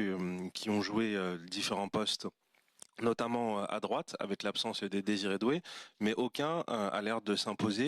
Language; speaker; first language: French; native; French